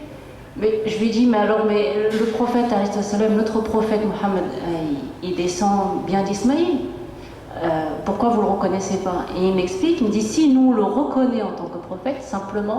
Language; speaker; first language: French; native; French